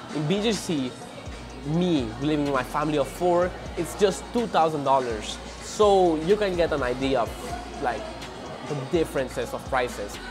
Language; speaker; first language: English; non-native, fluent; Spanish